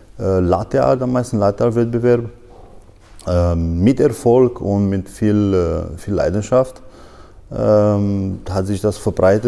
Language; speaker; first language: German; non-native, fluent; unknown